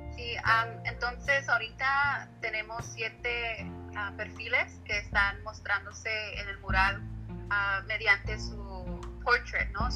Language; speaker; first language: Spanish; early bilingual, heritage; Spanish